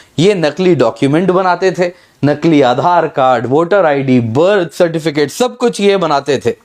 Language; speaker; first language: Hindi; native; Hindi